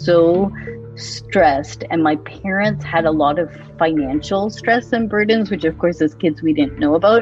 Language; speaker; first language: English; native; English